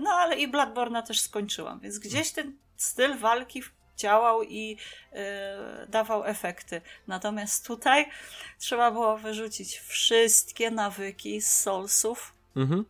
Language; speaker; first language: Polish; native; Polish